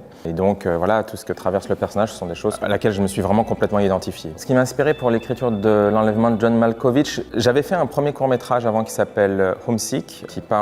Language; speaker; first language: French; native; French